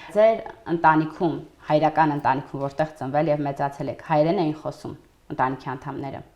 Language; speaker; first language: Armenian; native; Armenian